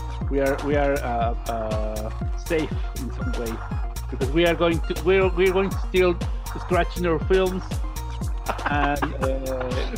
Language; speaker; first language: English; non-native, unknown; Spanish